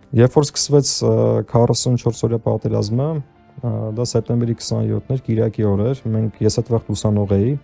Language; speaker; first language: Armenian; early bilingual, heritage; Armenian